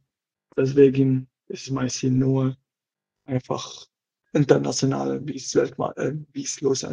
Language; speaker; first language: German; non-native, learner; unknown